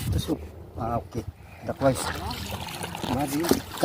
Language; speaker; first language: Arabic; non-native, learner; Filipino